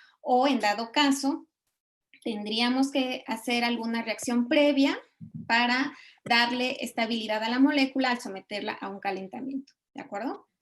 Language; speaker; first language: Spanish; native; Spanish